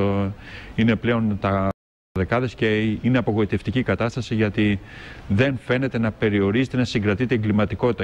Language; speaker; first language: Greek; native; Greek